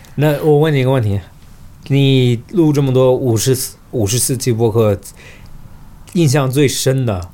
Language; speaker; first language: Chinese; early bilingual, heritage; Chinese